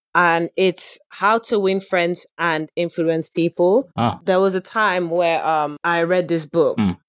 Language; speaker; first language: English; early bilingual, other home language; Dutch